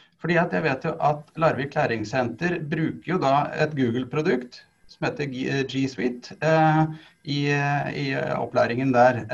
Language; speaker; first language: Norwegian; native; Norwegian